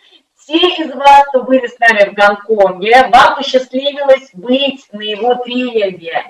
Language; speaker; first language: Russian; native; Russian